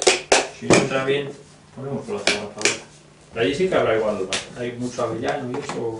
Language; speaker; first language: Spanish; native; Spanish